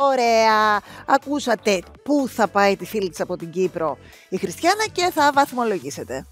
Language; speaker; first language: Greek; native; Greek